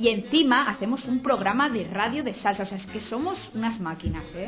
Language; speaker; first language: Spanish; native; Spanish